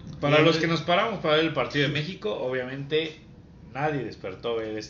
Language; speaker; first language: Spanish; native; Spanish